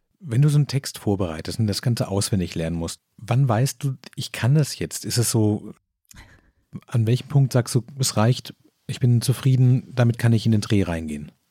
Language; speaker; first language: German; native; German